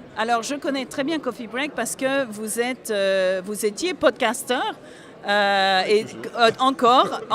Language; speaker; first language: French; native; French